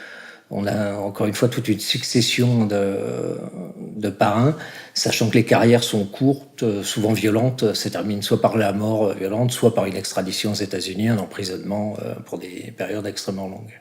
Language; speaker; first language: French; native; French